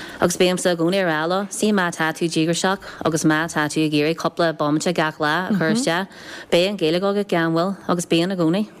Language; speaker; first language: Irish; non-native, local second language; English